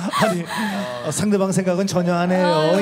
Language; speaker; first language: Korean; native; Korean